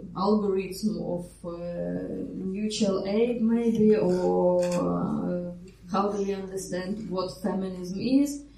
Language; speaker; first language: English; non-native, fluent; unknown